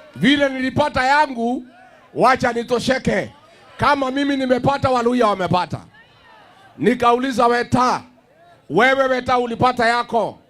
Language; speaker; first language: Swahili; non-native, local second language; Kikuyu